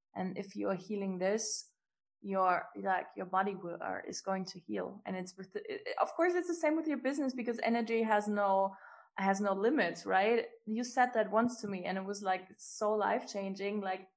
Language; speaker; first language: English; non-native, fluent; German